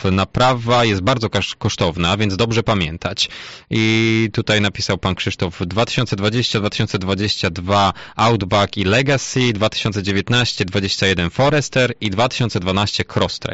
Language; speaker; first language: Polish; native; Polish